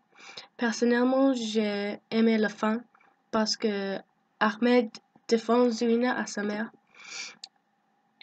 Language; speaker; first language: French; non-native, learner; English